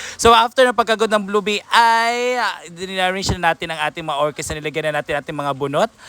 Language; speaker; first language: Filipino; non-native, local second language; Cebuano